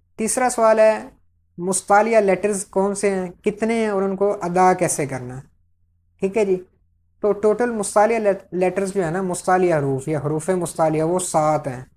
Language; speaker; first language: Urdu; native; Urdu